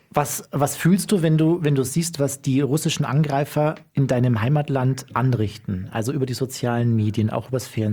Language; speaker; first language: German; native; German